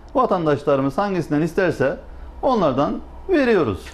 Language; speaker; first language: Turkish; native; Turkish